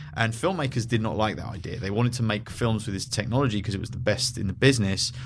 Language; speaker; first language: English; native; English